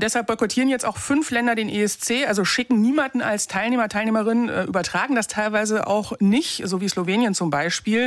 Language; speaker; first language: German; native; German